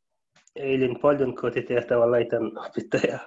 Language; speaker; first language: Finnish; non-native, learner; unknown